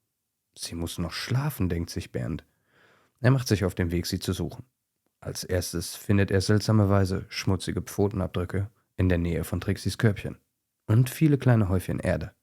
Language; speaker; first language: German; native; German